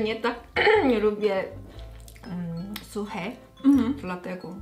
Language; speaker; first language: Polish; non-native, learner; Korean